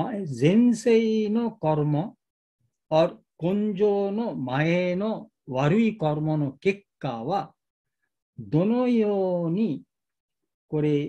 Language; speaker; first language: Japanese; non-native, learner; Bangla